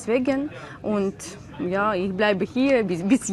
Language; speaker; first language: German; non-native, learner; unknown